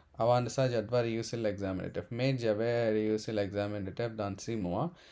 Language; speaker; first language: French; non-native, learner; Telugu